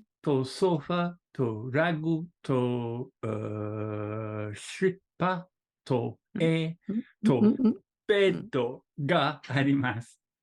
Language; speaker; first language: Japanese; non-native, learner; English